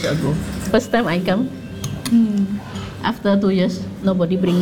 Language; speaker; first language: English; non-native, local second language; Indonesian